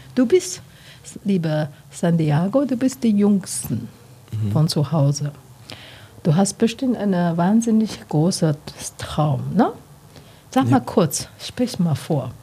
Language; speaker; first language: German; non-native, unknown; Chinese